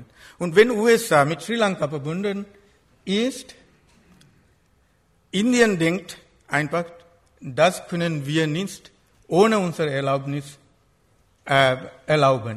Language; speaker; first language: German; non-native, fluent; Sinhala